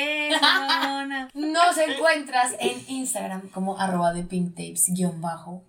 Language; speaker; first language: Spanish; native; Spanish